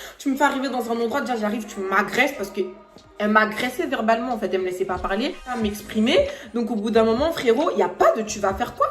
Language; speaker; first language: French; native; French